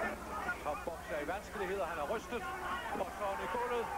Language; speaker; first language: Danish; native; Danish